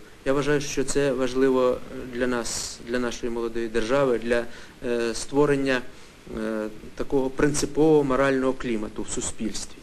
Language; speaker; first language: Ukrainian; native; Ukrainian